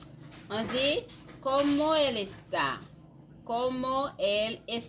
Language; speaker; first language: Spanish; non-native, fluent; French